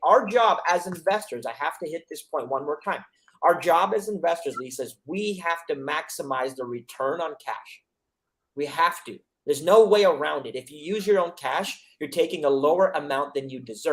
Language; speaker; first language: English; native; English